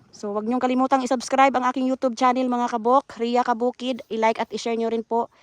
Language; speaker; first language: Filipino; non-native, local second language; Cebuano